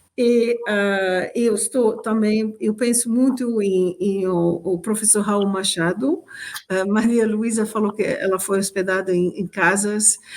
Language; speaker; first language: Portuguese; non-native, fluent; French